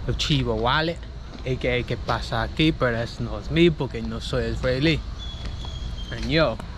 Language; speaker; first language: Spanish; non-native, learner; English